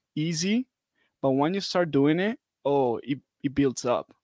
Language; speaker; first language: English; non-native, fluent; Italian